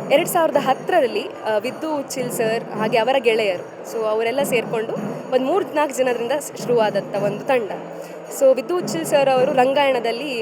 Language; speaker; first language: Kannada; native; Kannada